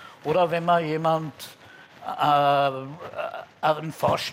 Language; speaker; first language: German; native; German